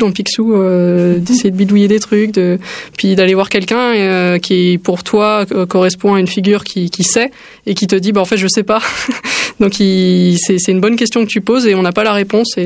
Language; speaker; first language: French; native; French